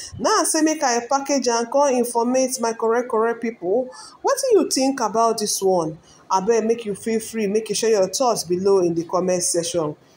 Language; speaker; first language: Nigerian Pidgin; non-native, local second language; Yoruba